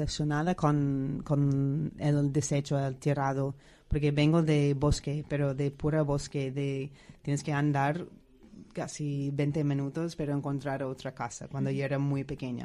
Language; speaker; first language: Spanish; non-native, fluent; English